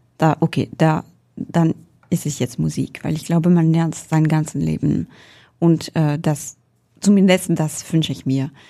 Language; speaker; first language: German; non-native, fluent; French